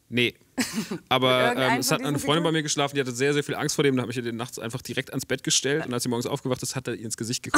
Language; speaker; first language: German; native; German